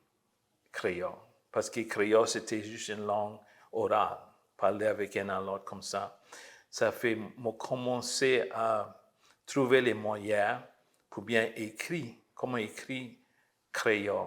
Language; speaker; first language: French; early bilingual, heritage; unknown